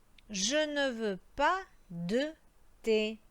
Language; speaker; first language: French; non-native, fluent; Croatian